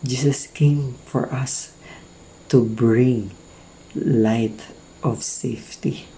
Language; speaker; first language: English; non-native, local second language; Filipino